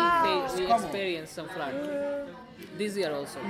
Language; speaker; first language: English; non-native, learner; Bangla